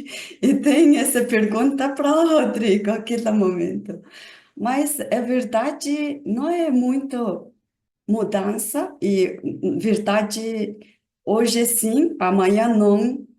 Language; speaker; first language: Portuguese; non-native, learner; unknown